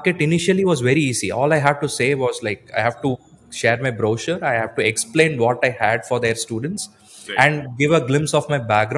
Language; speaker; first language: English; non-native, local second language; Tamil